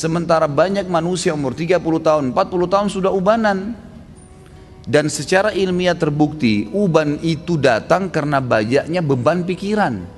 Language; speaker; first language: Indonesian; native; Indonesian